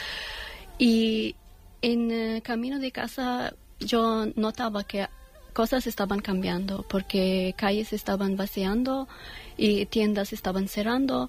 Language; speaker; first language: Spanish; non-native, learner; Persian